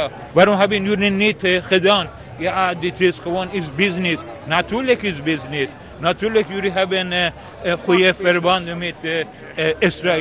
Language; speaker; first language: Dutch; non-native, learner; Persian